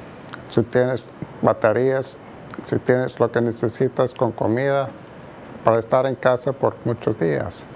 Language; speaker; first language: Spanish; non-native, fluent; English